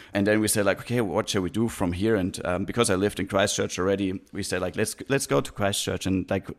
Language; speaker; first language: English; non-native, fluent; German